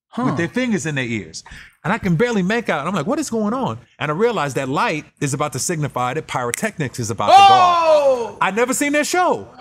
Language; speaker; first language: English; native; English